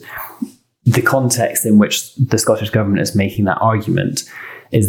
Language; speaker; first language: English; native; English